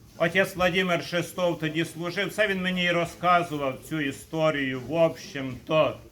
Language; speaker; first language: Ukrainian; native; Ukrainian